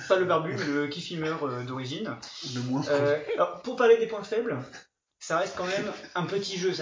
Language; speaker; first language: French; native; French